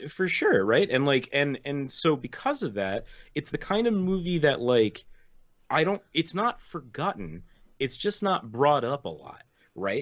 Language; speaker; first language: English; native; English